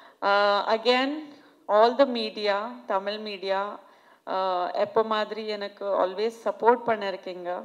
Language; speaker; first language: Tamil; non-native, fluent; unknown